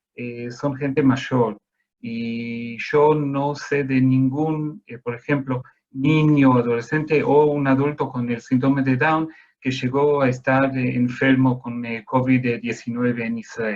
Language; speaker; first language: Spanish; non-native, fluent; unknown